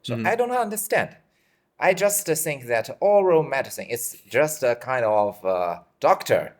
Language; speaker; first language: English; non-native, fluent; Chinese